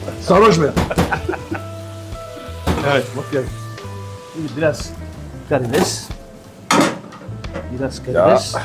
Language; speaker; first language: Turkish; non-native, learner; French